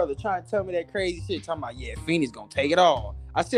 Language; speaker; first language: English; native; English